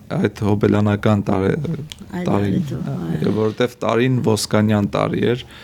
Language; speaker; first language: Armenian; native; Armenian